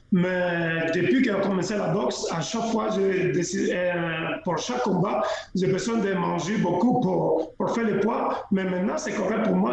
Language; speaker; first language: French; non-native, fluent; Spanish